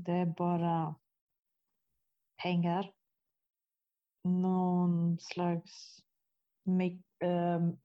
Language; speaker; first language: Swedish; non-native, fluent; Italian